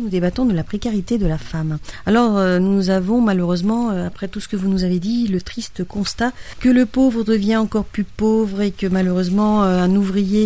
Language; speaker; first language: French; native; French